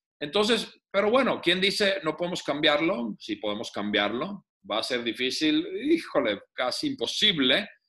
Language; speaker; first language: Spanish; non-native, fluent; Finnish